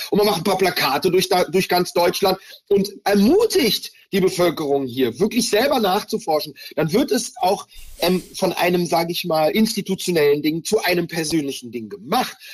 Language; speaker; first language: German; early bilingual, other home language; Hebrew